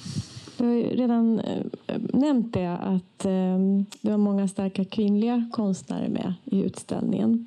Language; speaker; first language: Swedish; native; Swedish